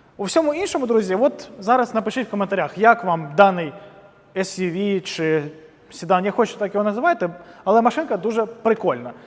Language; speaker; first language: Ukrainian; non-native, local second language; Russian